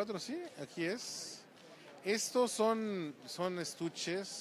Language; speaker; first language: Spanish; native; Spanish